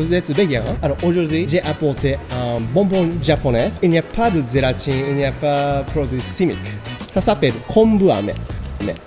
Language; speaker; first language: French; non-native, learner; Japanese